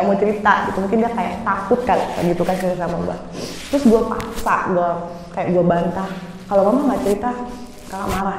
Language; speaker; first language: Indonesian; native; Indonesian